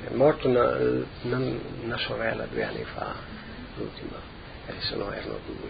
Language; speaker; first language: Italian; native; Italian